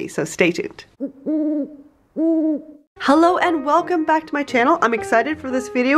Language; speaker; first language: English; native; English